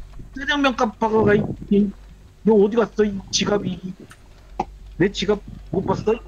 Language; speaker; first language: Korean; native; Korean